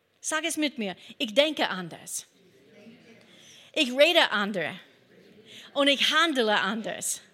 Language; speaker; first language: German; non-native, fluent; English